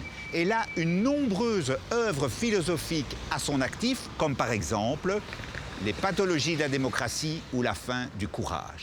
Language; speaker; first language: French; native; French